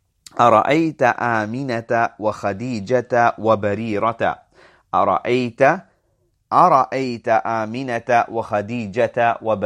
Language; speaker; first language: Arabic; non-native, fluent; English